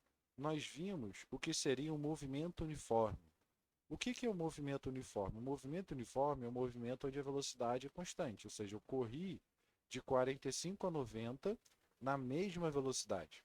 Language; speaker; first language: Portuguese; native; Portuguese